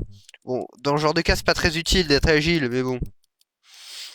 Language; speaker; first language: French; native; French